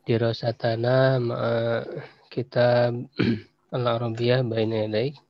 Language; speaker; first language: Arabic; non-native, fluent; Indonesian